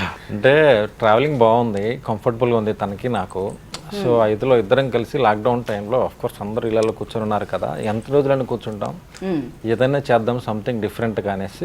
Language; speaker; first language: Telugu; native; Telugu